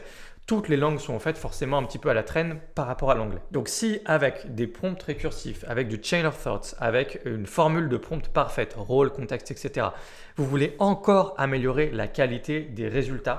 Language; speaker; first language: French; native; French